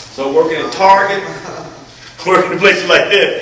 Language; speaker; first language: English; native; English